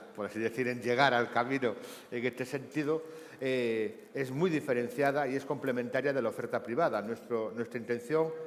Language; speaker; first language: Spanish; non-native, local second language; Galician